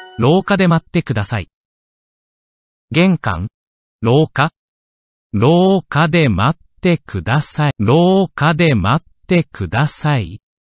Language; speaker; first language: Japanese; non-native, learner; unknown